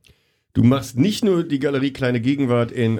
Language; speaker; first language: German; native; German